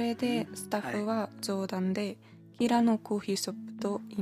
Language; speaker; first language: Japanese; non-native, learner; German